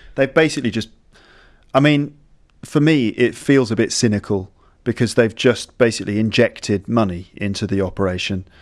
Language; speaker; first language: English; native; English